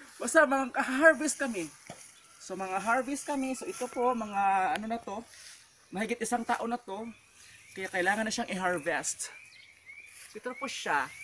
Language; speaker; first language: Filipino; non-native, local second language; Cebuano